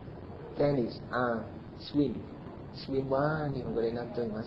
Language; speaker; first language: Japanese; non-native, learner; Vietnamese